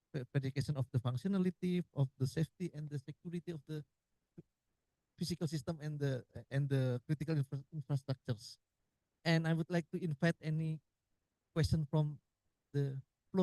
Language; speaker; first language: English; non-native, learner; Indonesian